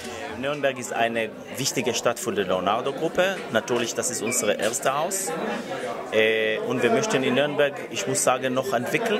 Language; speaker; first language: German; non-native, learner; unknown